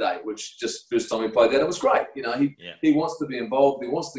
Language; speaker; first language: English; native; English